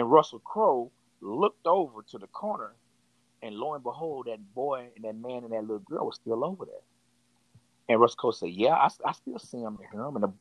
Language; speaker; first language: English; native; English